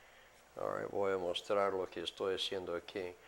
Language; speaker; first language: Spanish; non-native, fluent; English